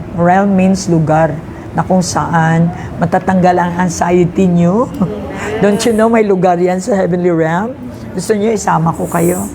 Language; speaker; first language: Filipino; non-native, local second language; Hiligaynon